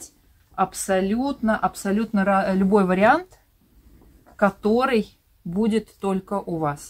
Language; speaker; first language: Russian; native; Russian